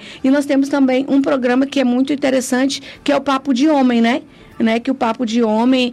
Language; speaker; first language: Portuguese; native; Portuguese